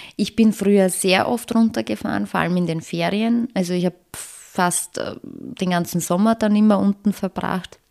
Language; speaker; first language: German; early bilingual, other home language; Bosnian